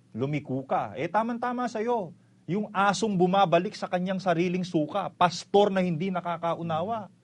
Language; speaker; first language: Filipino; native; Filipino